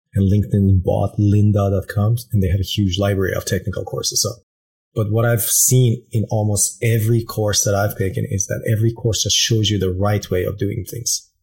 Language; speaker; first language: English; non-native, fluent; Persian